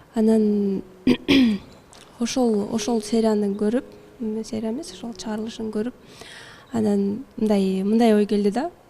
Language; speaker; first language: Kyrgyz; native; Kyrgyz